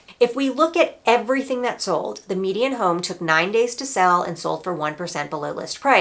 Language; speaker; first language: English; native; English